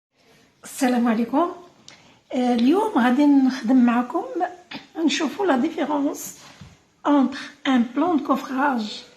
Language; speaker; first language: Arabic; native; Arabic